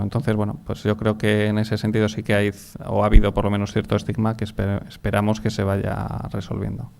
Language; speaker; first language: Spanish; native; Spanish